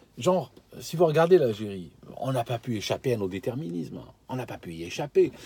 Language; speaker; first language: French; non-native, local second language; Arabic